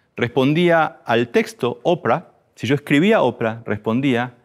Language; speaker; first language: Spanish; native; Spanish